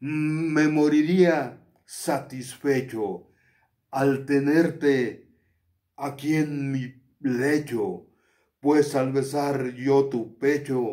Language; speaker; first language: Spanish; native; Spanish